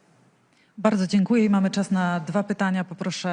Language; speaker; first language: Polish; native; Polish